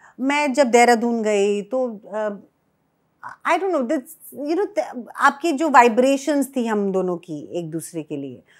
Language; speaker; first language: Hindi; native; Hindi